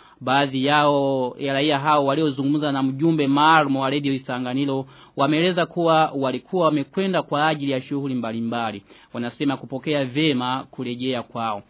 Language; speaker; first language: Swahili; non-native, local second language; Rundi